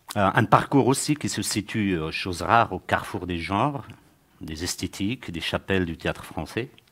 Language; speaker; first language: French; native; French